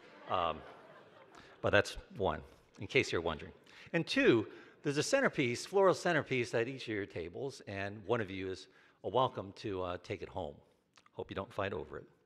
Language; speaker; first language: English; native; English